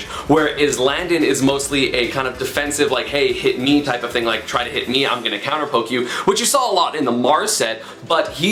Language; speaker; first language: English; native; English